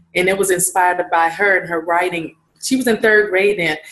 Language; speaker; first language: English; native; English